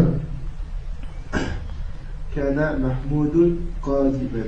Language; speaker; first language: Arabic; non-native, learner; French